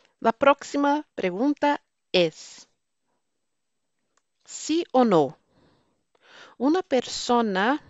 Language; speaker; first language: Spanish; non-native, fluent; Portuguese